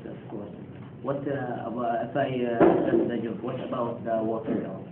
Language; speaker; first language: English; non-native, learner; Arabic